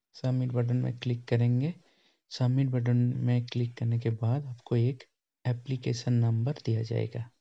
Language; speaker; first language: Hindi; non-native, local second language; Bangla